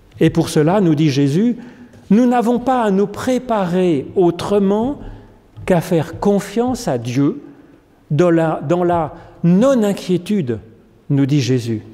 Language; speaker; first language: French; native; French